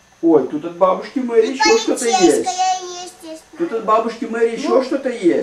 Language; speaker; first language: Russian; native; Russian